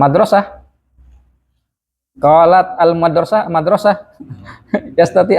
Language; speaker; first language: Arabic; non-native, fluent; Indonesian